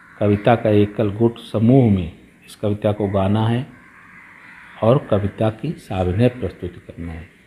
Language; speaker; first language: Hindi; native; Hindi